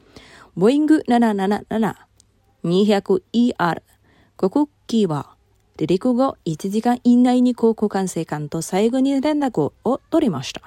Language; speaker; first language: Japanese; non-native, fluent; Indonesian